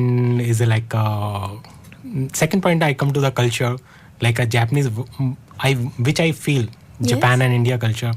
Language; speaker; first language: English; non-native, learner; Hindi